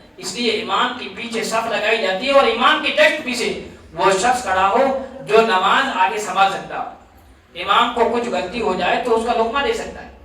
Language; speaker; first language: Urdu; native; Urdu